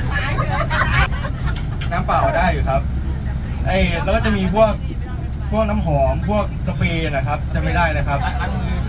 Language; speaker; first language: Thai; native; Thai